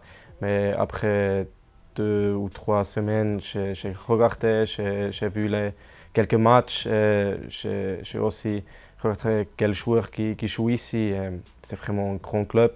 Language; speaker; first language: French; non-native, local second language; German